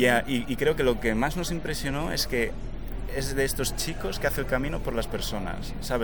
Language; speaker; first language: Spanish; native; Spanish